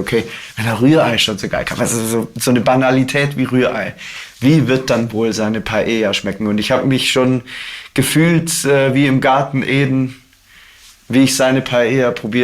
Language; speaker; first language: German; native; German